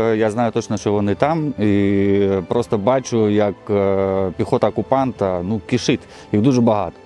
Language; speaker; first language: Ukrainian; non-native, local second language; Russian